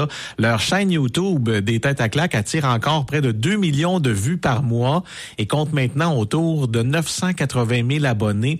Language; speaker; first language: French; native; French